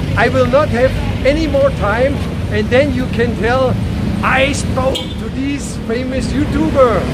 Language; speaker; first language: English; non-native, fluent; German